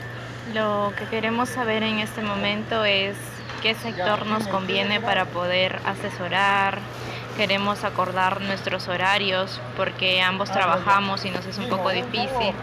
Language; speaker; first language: Spanish; native; Spanish